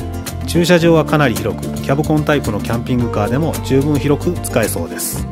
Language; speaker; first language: Japanese; native; Japanese